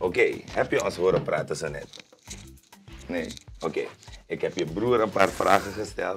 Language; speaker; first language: Dutch; native; Dutch